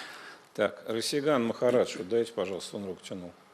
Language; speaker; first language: Russian; native; Russian